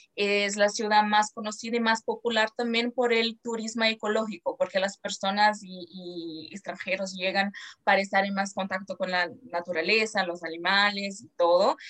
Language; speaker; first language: Spanish; non-native, fluent; Portuguese